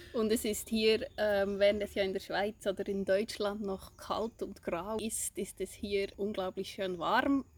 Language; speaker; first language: German; native; German